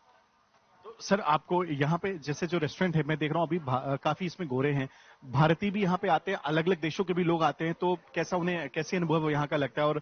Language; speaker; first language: Hindi; native; Hindi